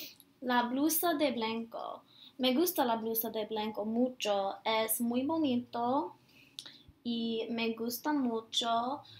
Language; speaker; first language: Spanish; non-native, learner; English